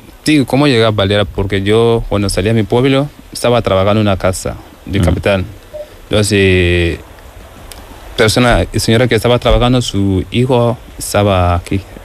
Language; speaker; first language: Spanish; non-native, learner; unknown